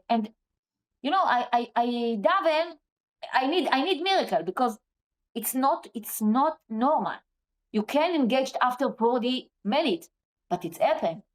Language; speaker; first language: English; non-native, learner; Hebrew